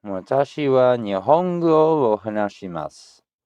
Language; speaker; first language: Japanese; non-native, learner; English